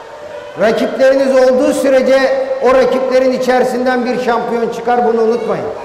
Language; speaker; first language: Turkish; native; Turkish